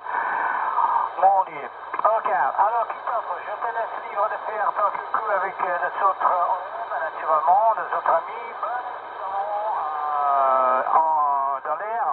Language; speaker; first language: French; non-native, learner; Italian